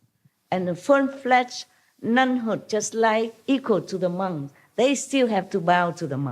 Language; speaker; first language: English; non-native, fluent; Vietnamese